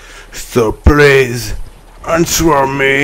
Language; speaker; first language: English; non-native, learner; French